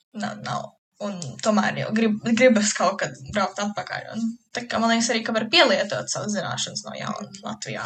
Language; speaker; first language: Latvian; early bilingual, heritage; Latvian